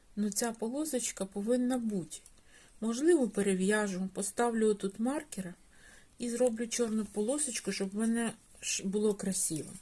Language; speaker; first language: Ukrainian; non-native, local second language; Russian